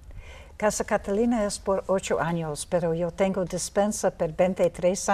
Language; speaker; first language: Spanish; non-native, learner; English